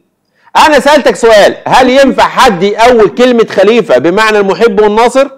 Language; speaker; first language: Arabic; native; Arabic